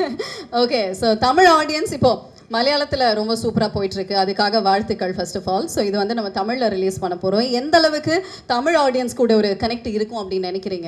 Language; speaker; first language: Tamil; native; Tamil